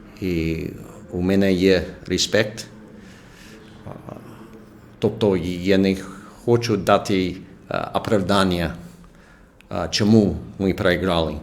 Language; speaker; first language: Ukrainian; non-native, local second language; Russian